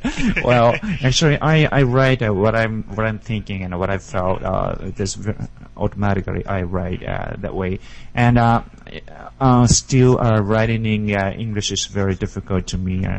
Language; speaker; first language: English; non-native, learner; Japanese